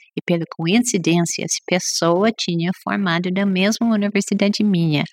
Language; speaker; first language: Portuguese; non-native, fluent; English